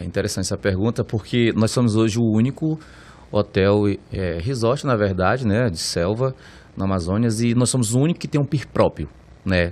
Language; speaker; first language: Portuguese; native; Portuguese